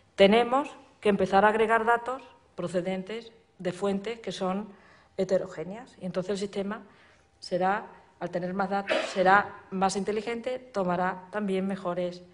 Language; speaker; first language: Spanish; native; Spanish